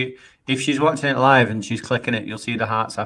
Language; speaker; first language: English; native; English